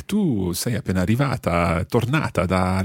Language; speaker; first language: Italian; non-native, fluent; English